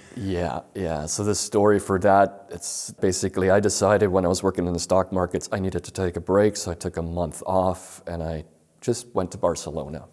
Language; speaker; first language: English; native; English